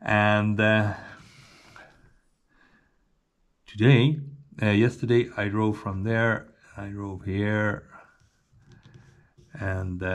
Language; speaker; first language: English; non-native, learner; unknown